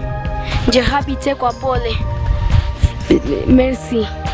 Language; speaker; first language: French; non-native, learner; Swahili